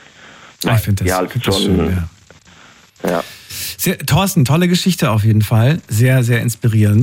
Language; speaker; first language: German; native; German